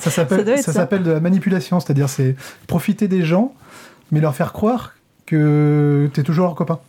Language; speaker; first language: French; native; French